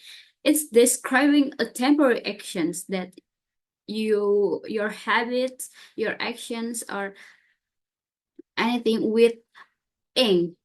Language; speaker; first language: English; non-native, learner; Indonesian